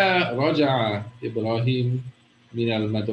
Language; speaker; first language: Arabic; non-native, fluent; English